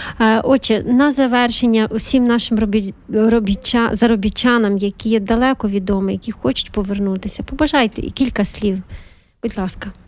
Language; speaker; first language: Ukrainian; native; Ukrainian